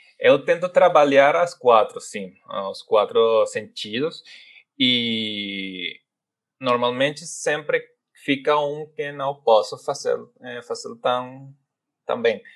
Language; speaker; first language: Portuguese; non-native, fluent; Spanish